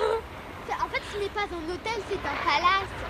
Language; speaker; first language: French; native; French